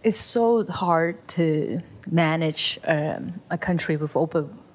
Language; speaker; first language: English; non-native, local second language; Cantonese